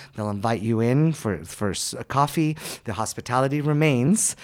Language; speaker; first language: English; native; English